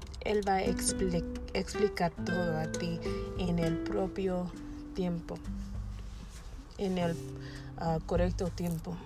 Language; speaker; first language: Spanish; non-native, learner; English